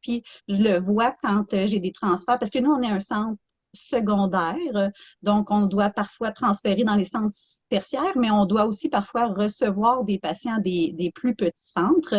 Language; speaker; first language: French; native; French